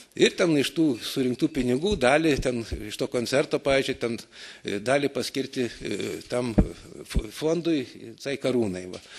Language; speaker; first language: Lithuanian; native; Lithuanian